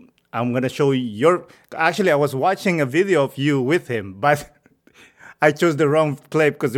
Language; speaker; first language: English; non-native, local second language; Filipino